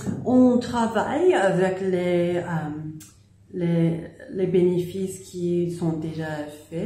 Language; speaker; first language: French; non-native, learner; English